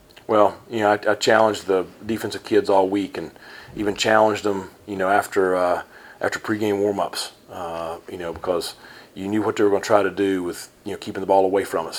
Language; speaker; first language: English; native; English